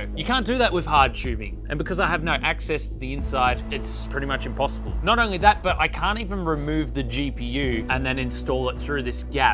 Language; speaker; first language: English; native; English